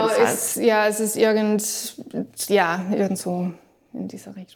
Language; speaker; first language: German; non-native, learner; English